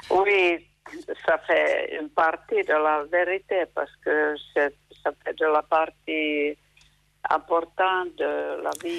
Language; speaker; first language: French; non-native, fluent; Finnish